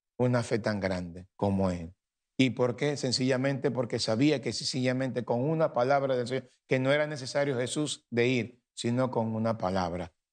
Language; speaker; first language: Spanish; native; Spanish